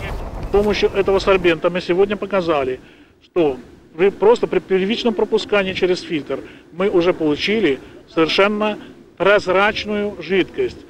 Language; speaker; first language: Russian; native; Russian